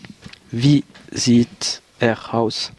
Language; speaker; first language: German; non-native, learner; French